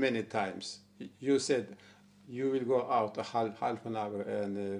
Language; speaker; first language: English; non-native, learner; Turkish